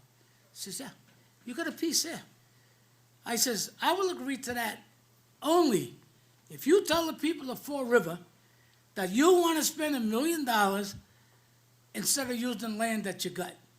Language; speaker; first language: English; native; English